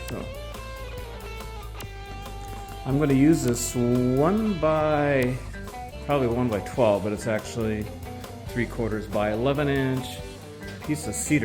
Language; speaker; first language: English; native; English